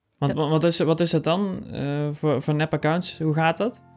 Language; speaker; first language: Dutch; native; Dutch